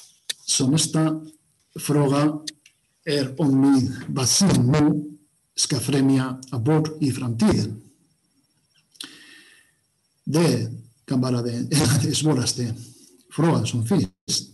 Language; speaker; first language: Swedish; non-native, fluent; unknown